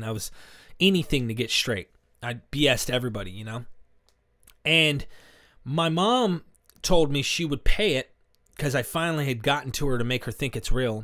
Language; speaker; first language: English; native; English